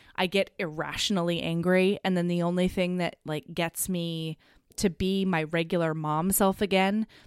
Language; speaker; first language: English; native; English